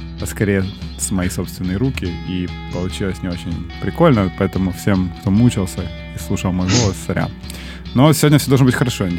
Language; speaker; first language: Russian; native; Russian